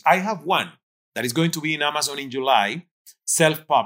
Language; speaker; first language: English; non-native, fluent; Spanish